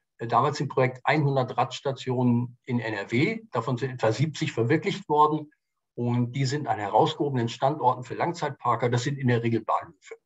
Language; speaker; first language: German; native; German